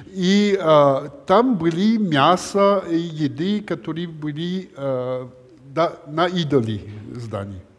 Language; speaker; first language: Russian; non-native, learner; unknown